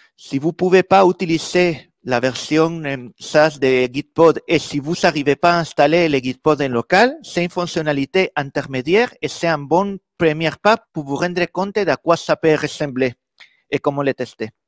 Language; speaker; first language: French; non-native, fluent; Spanish